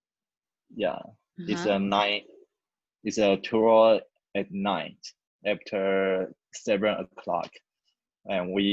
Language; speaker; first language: English; non-native, learner; Chinese